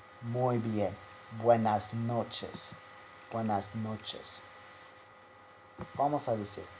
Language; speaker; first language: Spanish; non-native, fluent; English